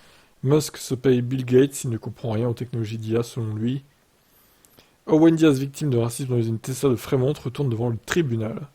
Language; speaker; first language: French; native; French